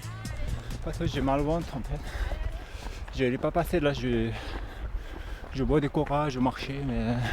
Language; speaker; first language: French; native; French